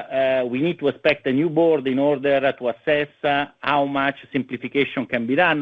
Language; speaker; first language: English; non-native, fluent; Italian